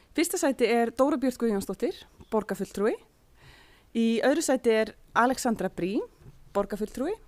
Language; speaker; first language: Icelandic; native; Icelandic